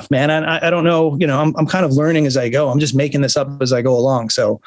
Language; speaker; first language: English; native; English